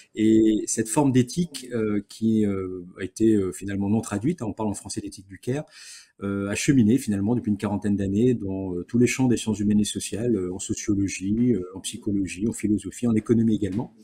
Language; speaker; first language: French; native; French